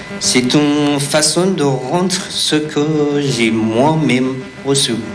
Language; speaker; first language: French; non-native, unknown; Persian